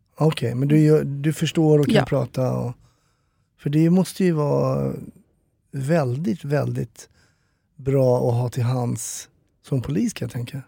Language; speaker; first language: Swedish; native; Swedish